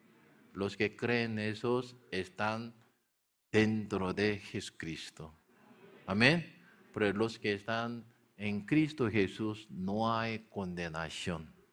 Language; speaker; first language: Spanish; non-native, learner; Korean